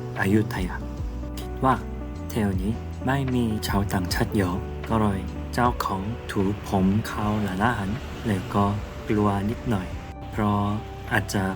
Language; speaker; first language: Thai; non-native, learner; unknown